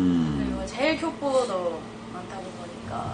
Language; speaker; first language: Korean; non-native, fluent; Japanese